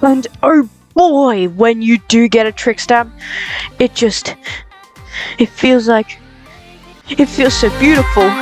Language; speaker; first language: English; native; English